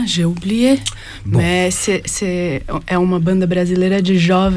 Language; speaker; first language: French; non-native, fluent; Portuguese